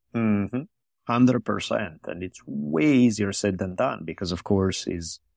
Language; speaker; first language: English; non-native, fluent; Italian